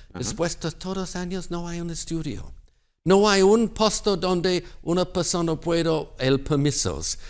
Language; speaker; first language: Spanish; non-native, learner; English